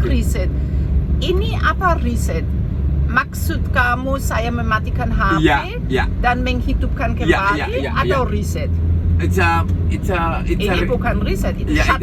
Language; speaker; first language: Indonesian; non-native, fluent; German